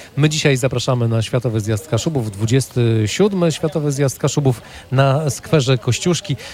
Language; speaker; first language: Polish; native; Polish